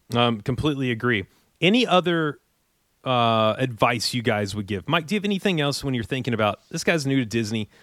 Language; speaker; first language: English; native; English